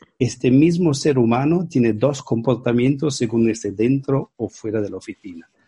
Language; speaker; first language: Spanish; non-native, fluent; Italian